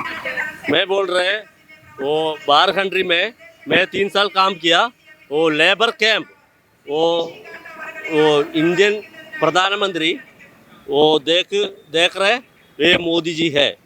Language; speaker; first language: Hindi; non-native, local second language; Malayalam